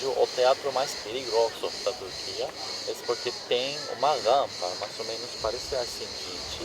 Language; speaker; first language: Portuguese; non-native, fluent; Turkish